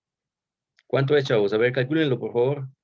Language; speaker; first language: Spanish; native; Spanish